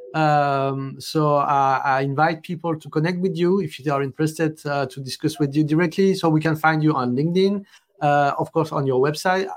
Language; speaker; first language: English; non-native, fluent; French